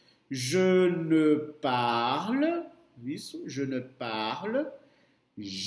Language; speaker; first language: French; non-native, fluent; Portuguese